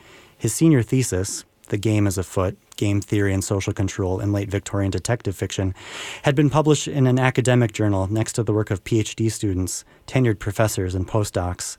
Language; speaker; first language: English; native; English